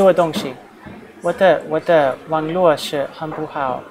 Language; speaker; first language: Chinese; non-native, learner; English